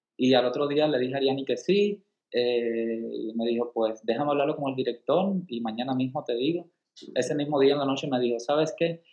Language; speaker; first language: Spanish; native; Spanish